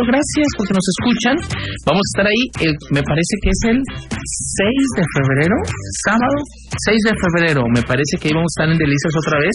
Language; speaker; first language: Spanish; native; Spanish